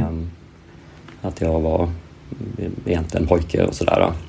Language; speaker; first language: Swedish; native; Swedish